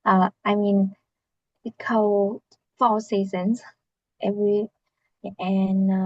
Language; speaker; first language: English; non-native, learner; Vietnamese